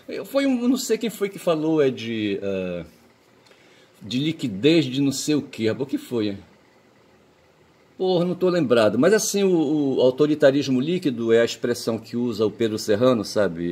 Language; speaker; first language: Portuguese; native; Portuguese